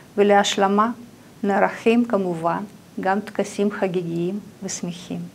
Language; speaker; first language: Hebrew; non-native, fluent; Russian